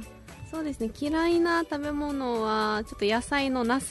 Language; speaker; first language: Japanese; native; Japanese